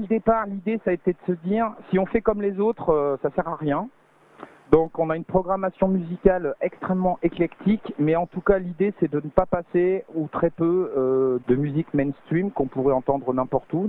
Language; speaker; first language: French; native; French